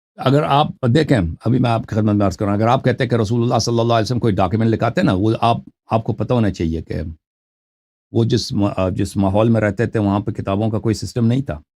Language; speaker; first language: Urdu; non-native, fluent; Persian